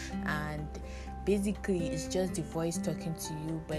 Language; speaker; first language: English; non-native, local second language; Hausa